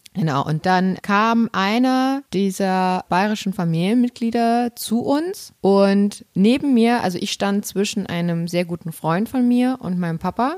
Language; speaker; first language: German; native; German